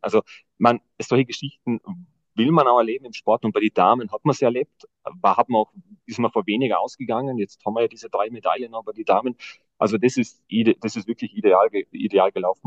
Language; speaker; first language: German; native; German